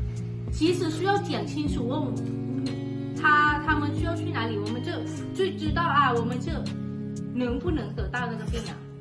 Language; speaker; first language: Chinese; non-native, fluent; Thai